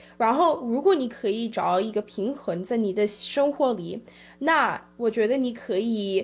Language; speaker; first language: Chinese; early bilingual, heritage; Chinese